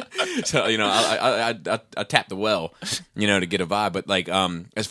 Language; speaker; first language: English; native; English